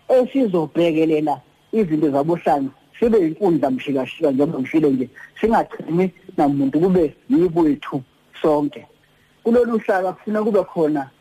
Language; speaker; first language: Zulu; native; Zulu